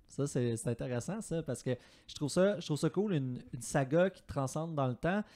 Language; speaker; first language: French; native; French